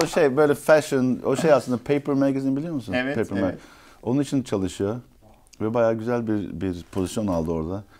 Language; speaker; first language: Turkish; early bilingual, heritage; Turkish